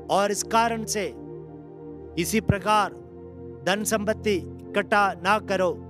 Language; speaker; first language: Hindi; non-native, local second language; Malayalam